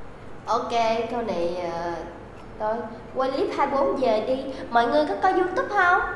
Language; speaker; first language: Vietnamese; native; Vietnamese